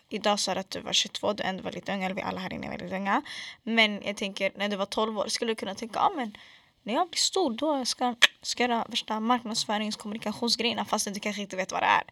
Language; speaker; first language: Swedish; early bilingual, other home language; Arabic